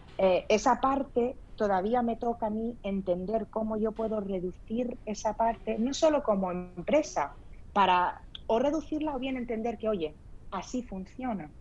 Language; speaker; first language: Spanish; early bilingual, other home language; Arabic